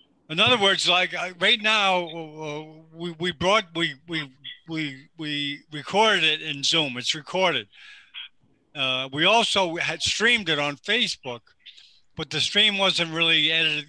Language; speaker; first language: English; native; English